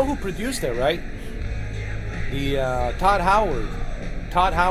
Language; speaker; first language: English; native; English